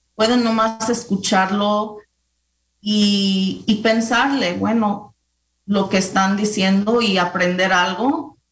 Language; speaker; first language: Spanish; early bilingual, heritage; Spanish